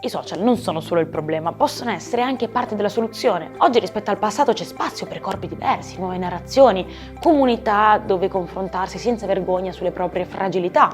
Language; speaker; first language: Italian; native; Italian